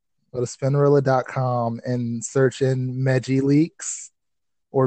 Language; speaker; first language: English; native; English